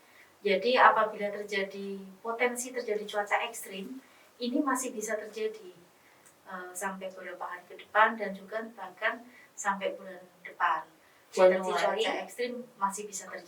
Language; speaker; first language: Indonesian; native; Indonesian